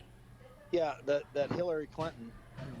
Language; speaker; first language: English; native; English